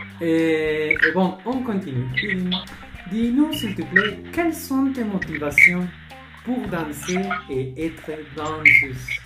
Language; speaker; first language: French; non-native, learner; Spanish